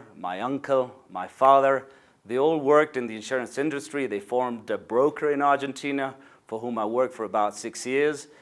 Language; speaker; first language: English; non-native, fluent; Spanish